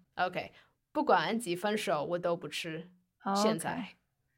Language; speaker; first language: Chinese; non-native, fluent; English